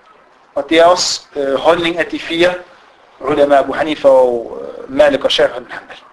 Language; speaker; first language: Danish; non-native, fluent; Arabic